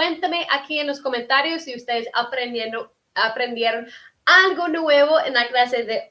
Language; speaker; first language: Spanish; early bilingual, heritage; Spanish